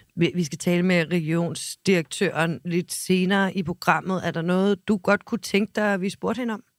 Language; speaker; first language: Danish; native; Danish